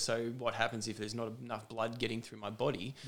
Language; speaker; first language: English; native; English